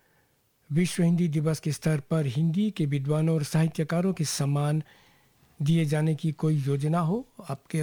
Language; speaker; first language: Hindi; native; Hindi